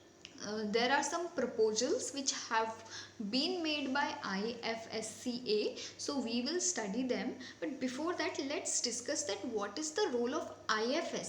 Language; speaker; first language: English; non-native, local second language; Hindi